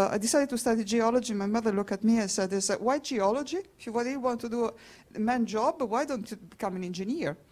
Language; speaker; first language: English; non-native, fluent; Italian